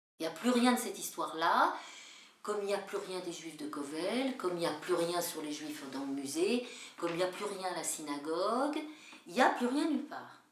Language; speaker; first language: French; native; French